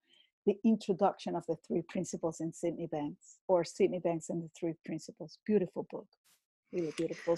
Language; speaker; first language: English; non-native, fluent; Spanish